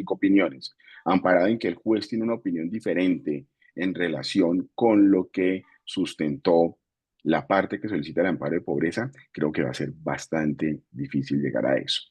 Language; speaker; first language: Spanish; native; Spanish